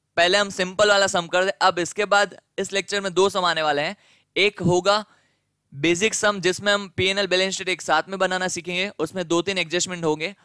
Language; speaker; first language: Hindi; non-native, local second language; Gujarati